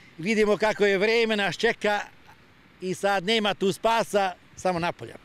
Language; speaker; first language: Serbian; non-native, local second language; Hungarian